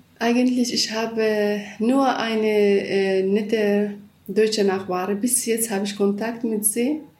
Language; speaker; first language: German; non-native, learner; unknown